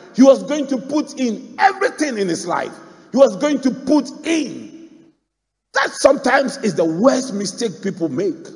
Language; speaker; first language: English; non-native, local second language; Akan